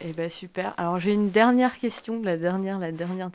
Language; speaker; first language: French; native; French